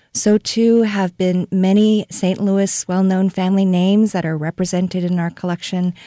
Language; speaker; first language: English; non-native, fluent; Korean